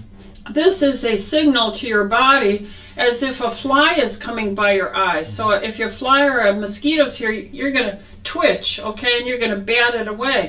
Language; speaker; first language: English; native; English